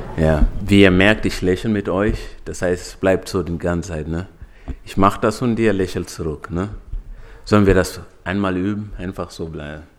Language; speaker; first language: German; non-native, fluent; Swahili